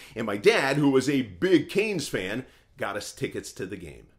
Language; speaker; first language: English; native; English